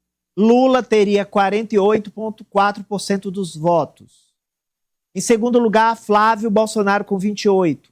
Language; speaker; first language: Portuguese; native; Portuguese